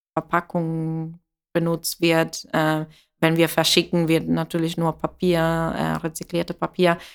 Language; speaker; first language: German; non-native, fluent; Italian